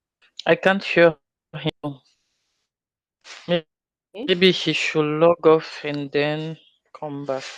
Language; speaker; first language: English; non-native, local second language; French